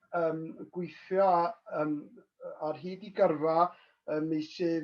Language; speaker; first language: Welsh; native; Welsh